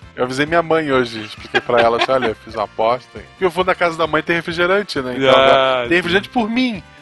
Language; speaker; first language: Portuguese; native; Portuguese